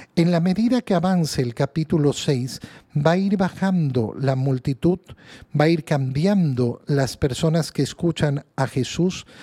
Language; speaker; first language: Spanish; native; Spanish